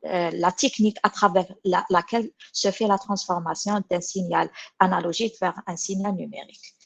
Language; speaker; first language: French; non-native, local second language; Arabic